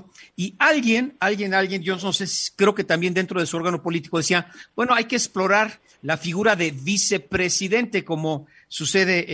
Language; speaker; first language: Spanish; native; Spanish